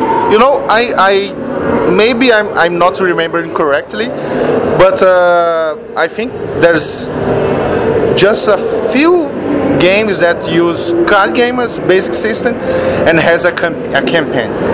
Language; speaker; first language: English; non-native, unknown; Portuguese